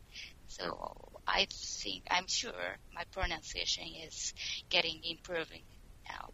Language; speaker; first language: English; non-native, learner; Japanese